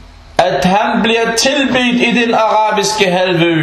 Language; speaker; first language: Danish; non-native, local second language; Arabic